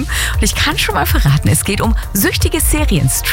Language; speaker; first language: German; native; German